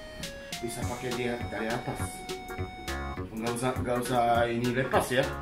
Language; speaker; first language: Indonesian; non-native, fluent; Japanese